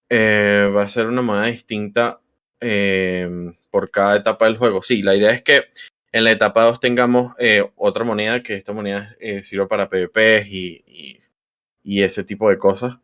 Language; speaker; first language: Spanish; native; Spanish